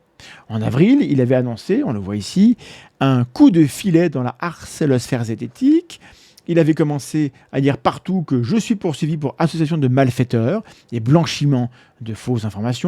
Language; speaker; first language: French; native; French